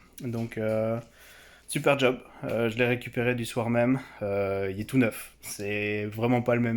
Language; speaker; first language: French; native; French